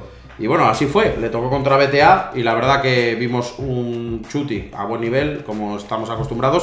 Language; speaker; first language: Spanish; native; Spanish